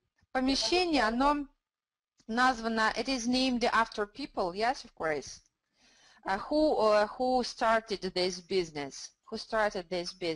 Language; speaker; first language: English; non-native, fluent; Russian